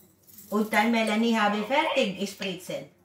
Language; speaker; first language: German; non-native, learner; Waray